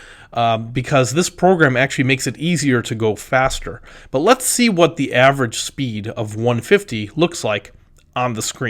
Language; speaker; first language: English; native; English